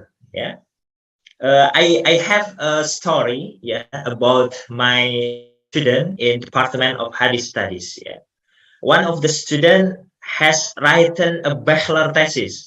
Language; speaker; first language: English; non-native, fluent; Indonesian